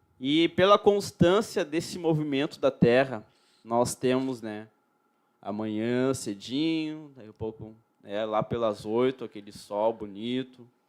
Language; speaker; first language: Portuguese; native; Portuguese